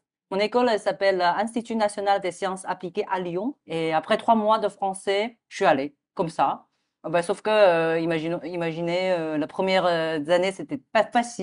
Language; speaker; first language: French; non-native, fluent; Chinese